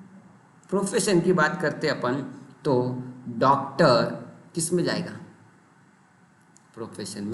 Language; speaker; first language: Hindi; non-native, local second language; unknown